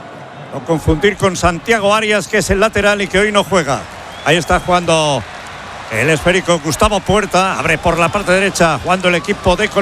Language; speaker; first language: Spanish; native; Spanish